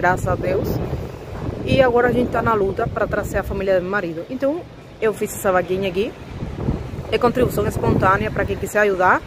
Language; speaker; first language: Portuguese; non-native, fluent; Spanish